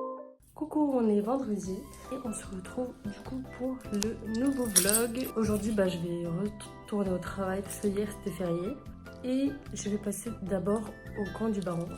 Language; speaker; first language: French; native; French